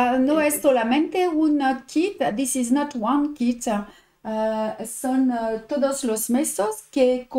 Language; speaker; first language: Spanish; non-native, learner; French